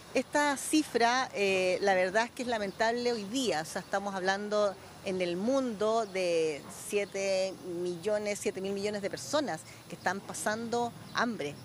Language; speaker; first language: Spanish; native; Spanish